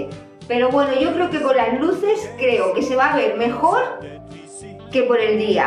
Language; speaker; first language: Spanish; native; Spanish